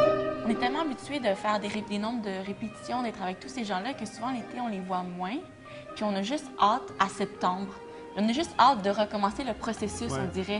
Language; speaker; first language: French; native; French